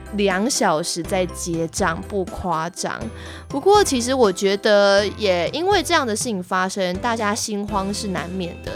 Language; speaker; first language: Chinese; non-native, local second language; Hakka Chinese